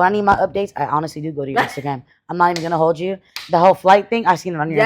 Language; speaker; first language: English; native; English